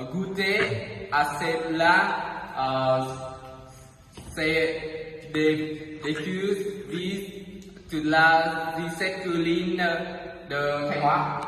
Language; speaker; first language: French; non-native, learner; Vietnamese